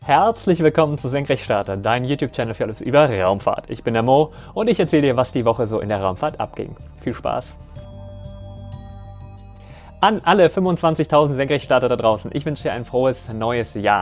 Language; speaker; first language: German; native; German